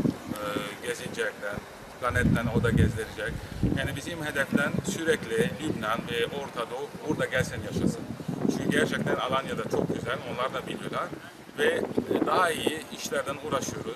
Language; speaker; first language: Turkish; non-native, learner; Arabic